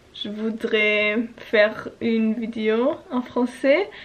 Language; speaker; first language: French; non-native, learner; German